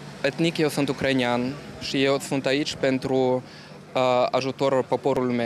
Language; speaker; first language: Romanian; non-native, learner; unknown